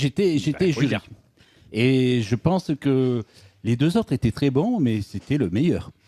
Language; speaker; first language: French; native; French